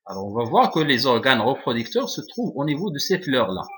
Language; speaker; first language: French; non-native, local second language; Arabic